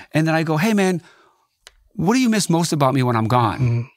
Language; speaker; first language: English; native; English